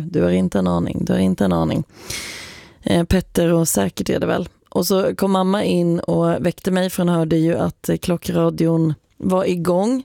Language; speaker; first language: Swedish; native; Swedish